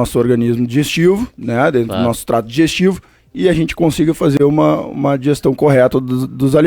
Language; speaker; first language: Portuguese; native; Portuguese